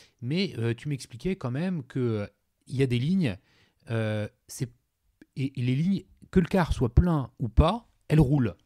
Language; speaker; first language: French; native; French